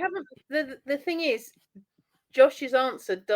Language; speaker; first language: English; native; English